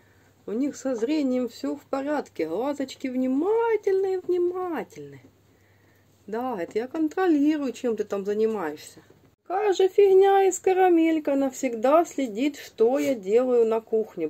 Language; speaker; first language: Russian; native; Russian